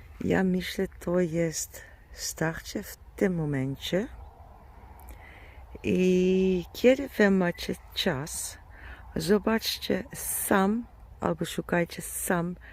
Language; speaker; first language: Polish; non-native, learner; German